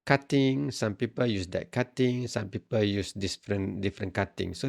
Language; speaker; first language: English; non-native, local second language; Malay